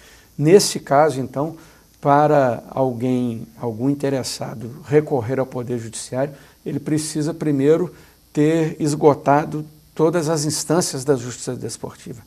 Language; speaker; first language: Portuguese; native; Portuguese